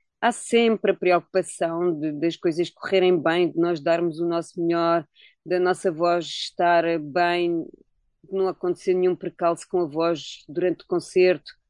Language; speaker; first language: Portuguese; early bilingual, heritage; Portuguese